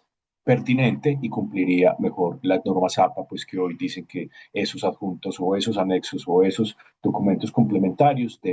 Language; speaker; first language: Spanish; native; Spanish